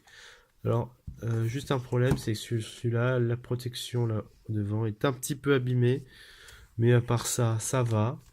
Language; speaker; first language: French; native; French